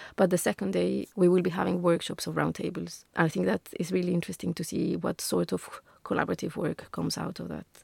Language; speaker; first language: English; non-native, fluent; Spanish